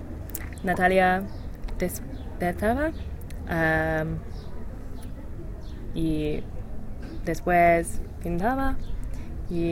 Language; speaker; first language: Spanish; non-native, learner; English